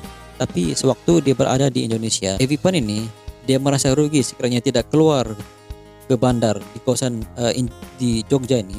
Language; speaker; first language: Malay; native; Malay